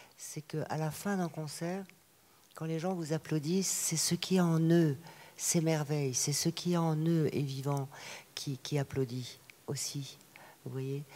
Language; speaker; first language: French; native; French